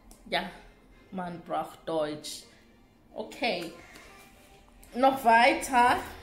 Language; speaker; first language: German; non-native, learner; Shona